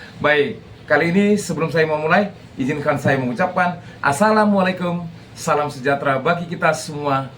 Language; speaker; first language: Indonesian; native; Indonesian